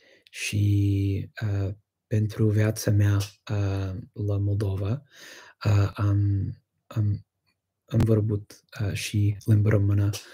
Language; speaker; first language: Romanian; non-native, learner; English